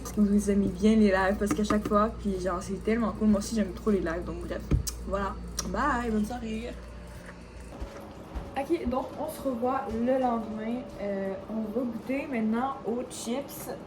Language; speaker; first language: French; native; French